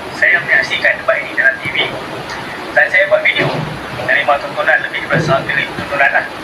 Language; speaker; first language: Malay; native; Malay